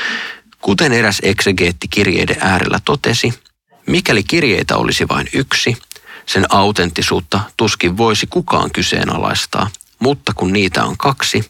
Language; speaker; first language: Finnish; native; Finnish